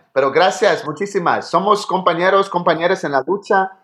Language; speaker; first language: Spanish; early bilingual, heritage; Spanish